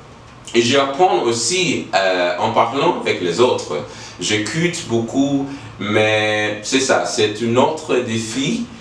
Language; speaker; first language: French; non-native, learner; English